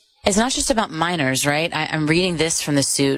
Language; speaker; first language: English; native; English